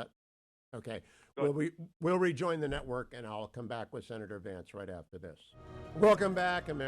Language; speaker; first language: English; native; English